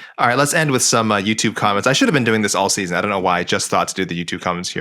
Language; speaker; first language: English; native; English